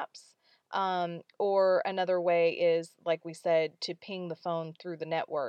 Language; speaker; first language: English; native; English